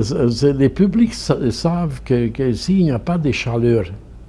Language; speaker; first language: French; non-native, fluent; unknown